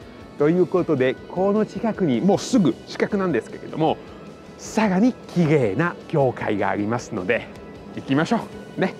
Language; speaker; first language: Japanese; non-native, fluent; Italian